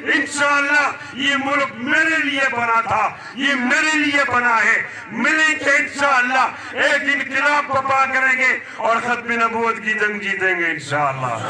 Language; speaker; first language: Urdu; non-native, local second language; Pashto